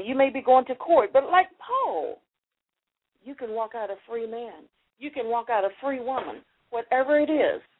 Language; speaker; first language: English; native; English